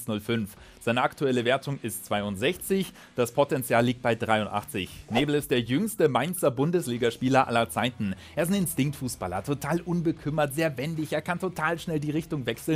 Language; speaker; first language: German; native; German